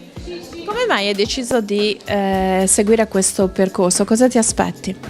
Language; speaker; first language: Italian; native; Italian